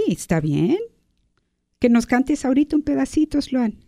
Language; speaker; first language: Spanish; native; Spanish